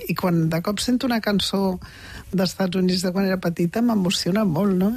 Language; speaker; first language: Catalan; early bilingual, other home language; Spanish